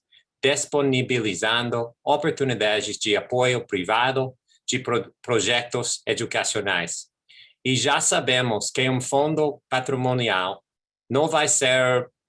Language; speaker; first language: Portuguese; non-native, fluent; English